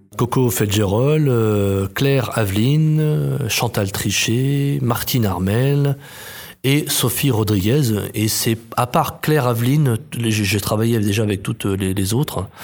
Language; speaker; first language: French; native; French